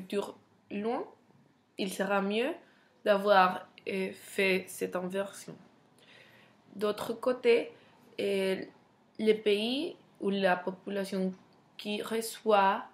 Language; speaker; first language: French; non-native, fluent; Spanish